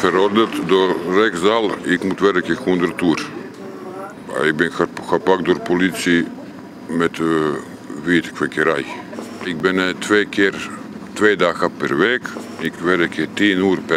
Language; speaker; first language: Dutch; non-native, learner; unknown